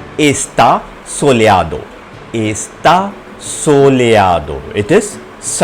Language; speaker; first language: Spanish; non-native, fluent; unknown